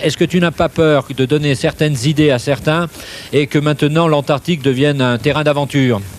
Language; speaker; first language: French; native; French